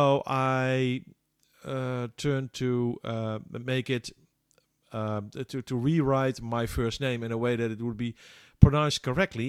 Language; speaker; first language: English; non-native, fluent; Dutch